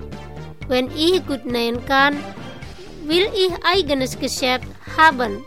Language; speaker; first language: German; non-native, fluent; Indonesian